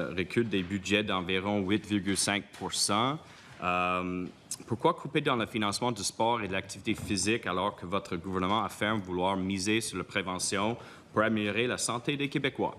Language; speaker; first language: French; non-native, local second language; English